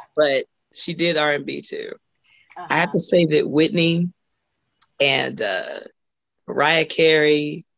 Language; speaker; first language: English; native; English